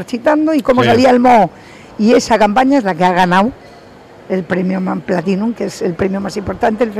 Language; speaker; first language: Spanish; native; Spanish